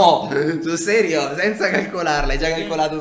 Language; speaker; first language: Italian; native; Italian